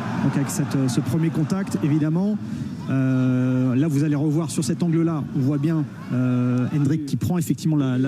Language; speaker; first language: French; native; French